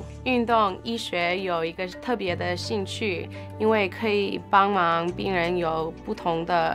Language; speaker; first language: Chinese; early bilingual, heritage; English